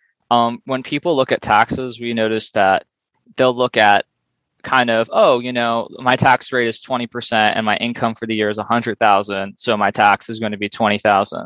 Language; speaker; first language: English; native; English